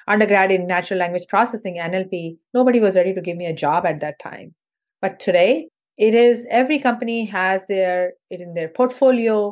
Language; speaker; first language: English; non-native, local second language; Hindi